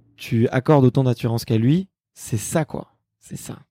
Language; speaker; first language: French; native; French